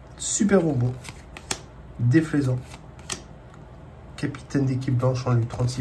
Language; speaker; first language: French; native; French